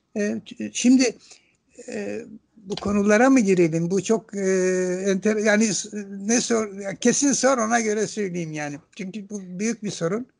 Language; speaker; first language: Turkish; non-native, local second language; Greek